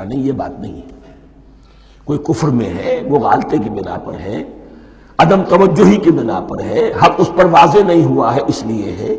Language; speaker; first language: Urdu; native; Urdu